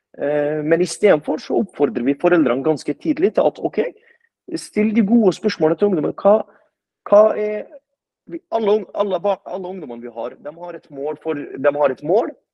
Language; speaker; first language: Norwegian; early bilingual, other home language; Arabic